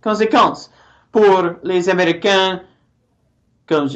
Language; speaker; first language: French; non-native, learner; English